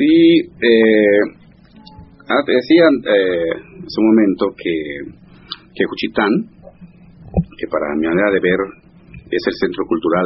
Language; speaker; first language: Spanish; non-native, local second language; Zapotec